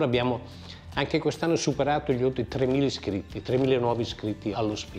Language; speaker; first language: Italian; native; Italian